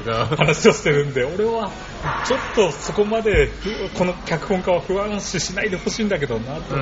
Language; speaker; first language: Japanese; native; Japanese